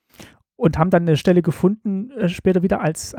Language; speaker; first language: German; native; German